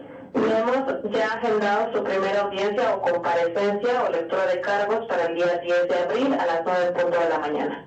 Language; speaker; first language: Spanish; native; Spanish